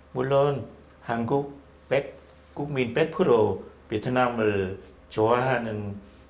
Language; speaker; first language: Korean; non-native, fluent; Vietnamese